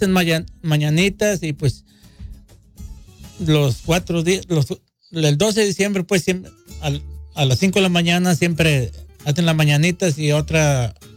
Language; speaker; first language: Spanish; native; Spanish